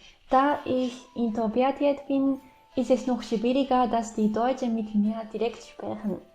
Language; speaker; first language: German; non-native, fluent; Japanese